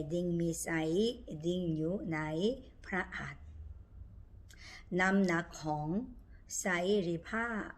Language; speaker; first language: Thai; non-native, learner; Korean